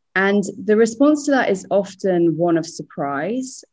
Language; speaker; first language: English; native; English